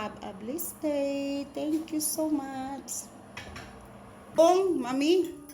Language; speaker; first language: English; non-native, local second language; Cebuano